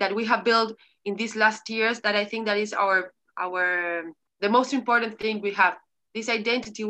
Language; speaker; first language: English; non-native, learner; Spanish